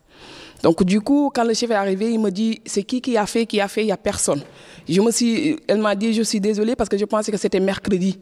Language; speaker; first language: French; non-native, fluent; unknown